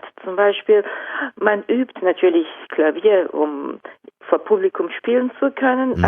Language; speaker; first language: German; non-native, fluent; Japanese